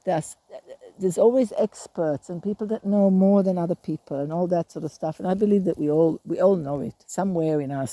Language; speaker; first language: English; native; English